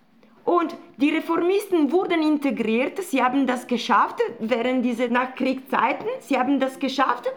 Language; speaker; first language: German; non-native, fluent; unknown